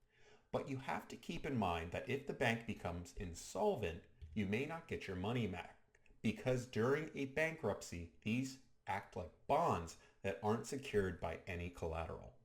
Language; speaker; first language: English; native; English